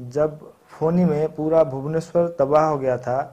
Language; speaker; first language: Hindi; non-native, local second language; Odia